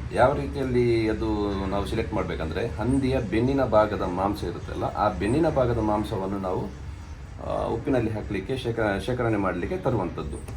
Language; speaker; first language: Kannada; non-native, local second language; Tulu